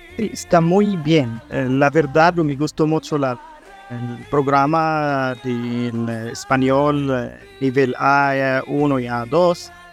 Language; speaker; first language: Spanish; non-native, learner; Arabic